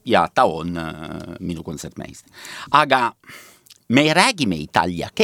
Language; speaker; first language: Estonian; non-native, learner; Italian